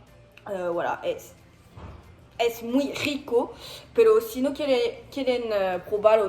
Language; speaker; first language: Spanish; non-native, learner; French